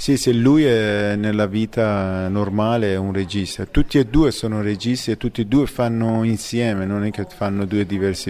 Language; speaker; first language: Italian; non-native, fluent; Persian